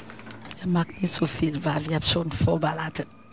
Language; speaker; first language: German; non-native, learner; Akan